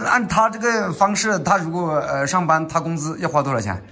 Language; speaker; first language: Chinese; native; Chinese